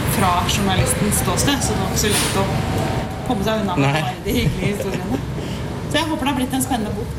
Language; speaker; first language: Norwegian; native; Norwegian